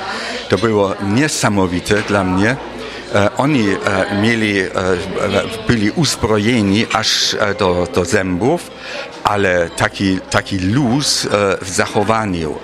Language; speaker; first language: Polish; non-native, fluent; German